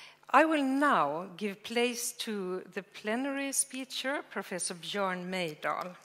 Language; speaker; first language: English; non-native, fluent; Swedish